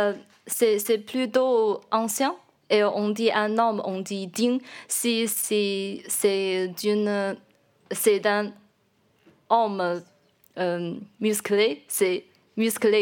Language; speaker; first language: French; non-native, learner; Chinese